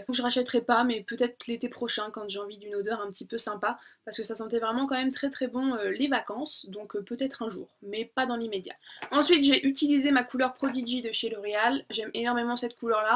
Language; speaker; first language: French; native; French